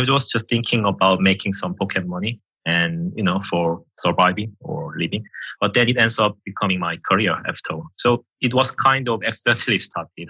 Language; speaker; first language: English; non-native, fluent; Korean